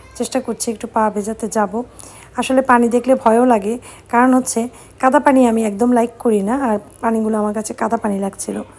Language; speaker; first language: Bangla; early bilingual, heritage; Bangla